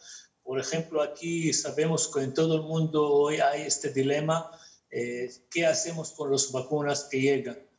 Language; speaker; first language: Spanish; non-native, fluent; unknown